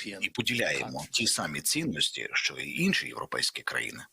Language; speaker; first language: Ukrainian; non-native, local second language; Russian